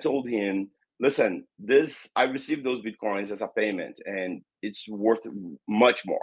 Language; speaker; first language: English; non-native, fluent; Portuguese